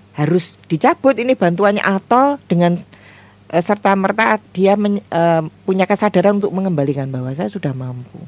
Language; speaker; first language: Indonesian; native; Indonesian